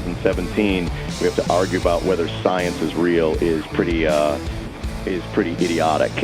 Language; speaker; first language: English; native; English